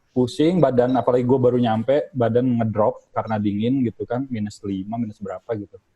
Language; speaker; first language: Indonesian; native; Indonesian